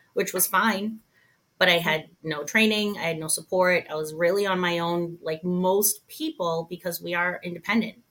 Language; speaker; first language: English; native; English